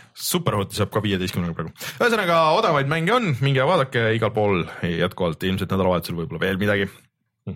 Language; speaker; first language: Estonian; native; Estonian